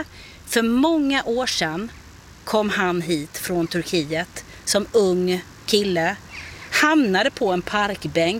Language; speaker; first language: Swedish; native; Swedish